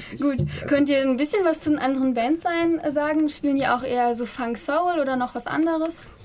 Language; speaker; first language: German; native; German